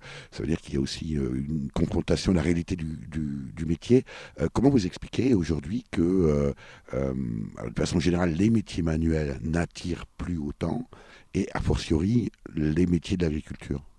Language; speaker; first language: French; native; French